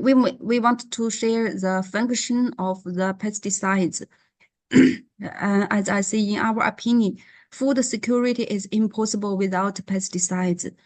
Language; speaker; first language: English; non-native, learner; Chinese